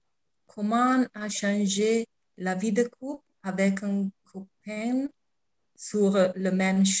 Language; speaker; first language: French; non-native, fluent; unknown